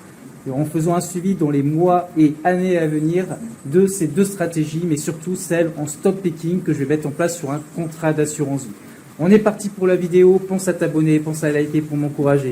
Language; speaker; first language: French; native; French